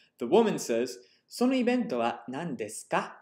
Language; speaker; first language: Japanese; non-native, fluent; English